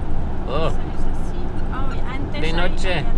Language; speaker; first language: Spanish; non-native, fluent; French